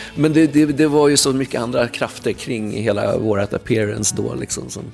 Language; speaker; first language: Swedish; native; Swedish